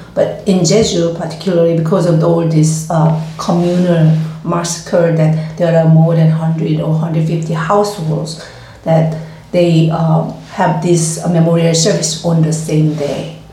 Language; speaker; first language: English; non-native, fluent; Korean